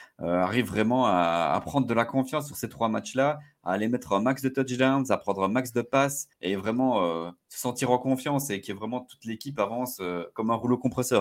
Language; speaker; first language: French; native; French